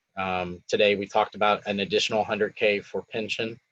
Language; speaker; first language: English; native; English